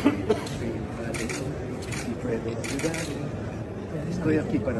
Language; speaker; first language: Spanish; non-native, learner; Filipino